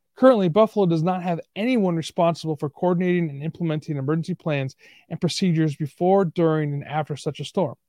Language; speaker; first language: English; native; English